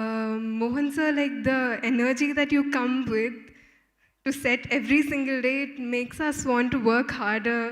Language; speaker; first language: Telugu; non-native, fluent; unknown